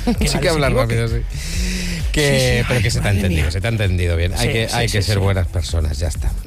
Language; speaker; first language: Spanish; native; Spanish